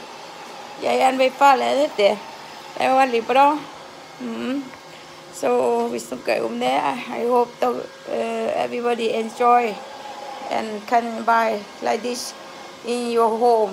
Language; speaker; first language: English; non-native, learner; Thai